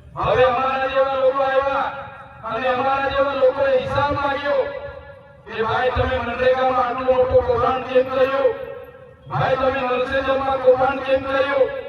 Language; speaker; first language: Gujarati; non-native, local second language; Bhili